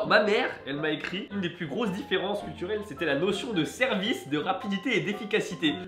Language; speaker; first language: French; native; French